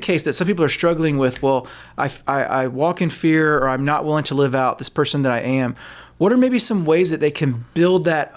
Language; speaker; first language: English; native; English